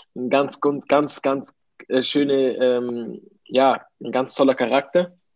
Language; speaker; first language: German; early bilingual, other home language; Italian